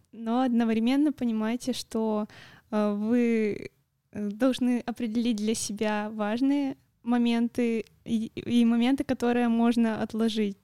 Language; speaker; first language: Russian; native; Russian